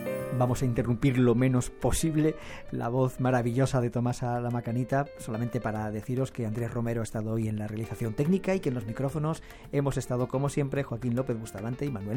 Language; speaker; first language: Spanish; native; Spanish